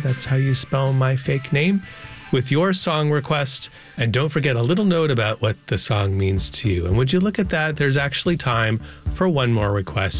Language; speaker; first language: English; native; English